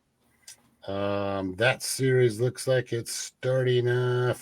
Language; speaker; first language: English; native; English